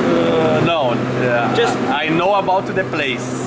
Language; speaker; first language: English; non-native, learner; Portuguese